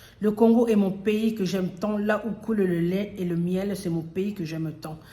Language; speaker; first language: French; early bilingual, other home language; Lingala